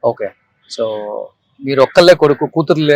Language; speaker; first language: Telugu; native; Telugu